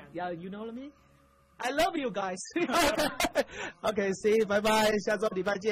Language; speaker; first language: English; non-native, learner; Chinese